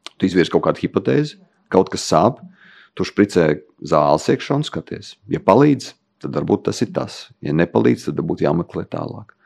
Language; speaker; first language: Latvian; native; Latvian